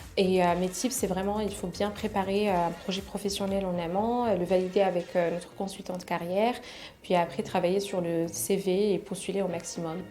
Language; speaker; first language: French; non-native, local second language; Arabic